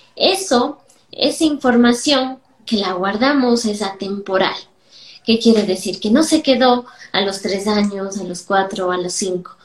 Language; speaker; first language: Spanish; native; Spanish